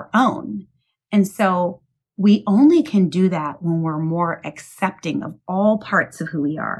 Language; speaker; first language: English; native; English